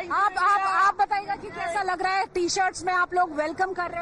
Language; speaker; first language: Hindi; native; Hindi